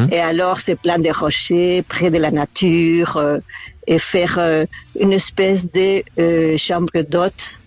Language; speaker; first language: French; non-native, fluent; Spanish